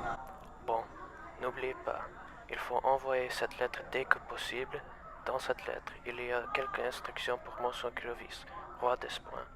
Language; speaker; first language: French; non-native, learner; English